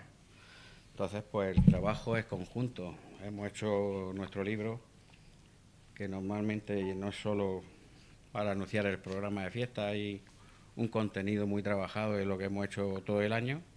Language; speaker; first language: Spanish; native; Spanish